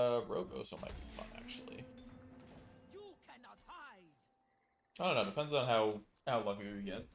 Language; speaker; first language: English; native; English